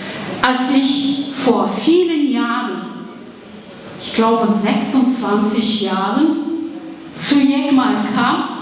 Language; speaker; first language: German; non-native, fluent; Kurdish